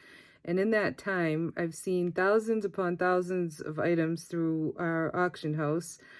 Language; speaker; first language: English; native; English